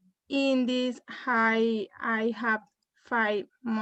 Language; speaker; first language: English; non-native, learner; Spanish